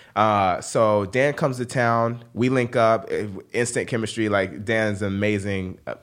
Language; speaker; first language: English; native; English